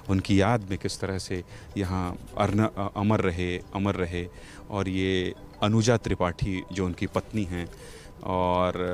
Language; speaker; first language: Hindi; native; Hindi